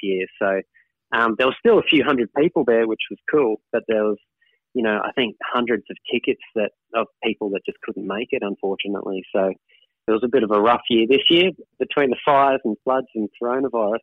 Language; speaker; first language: English; native; English